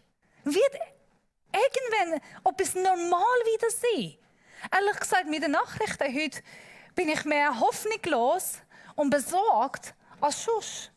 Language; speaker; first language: German; non-native, learner; Persian